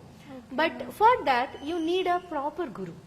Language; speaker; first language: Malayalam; non-native, local second language; Bangla